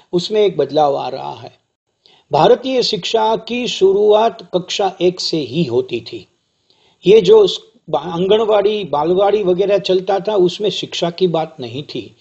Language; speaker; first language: Hindi; non-native, local second language; Gujarati